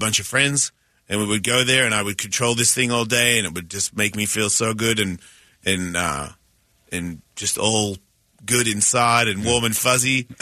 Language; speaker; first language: English; native; English